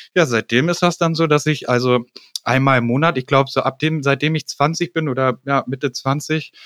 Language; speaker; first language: German; native; German